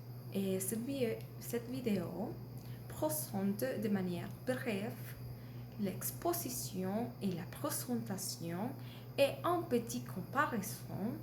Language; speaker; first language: French; non-native, learner; Spanish